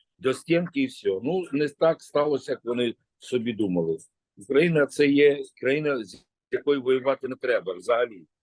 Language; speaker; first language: Ukrainian; native; Ukrainian